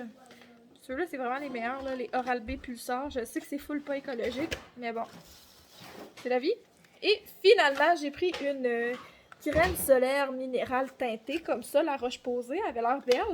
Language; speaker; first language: French; native; French